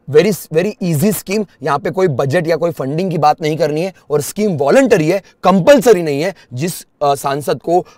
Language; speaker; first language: Hindi; native; Hindi